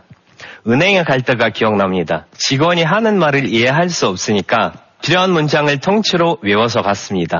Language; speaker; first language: Korean; non-native, fluent; Russian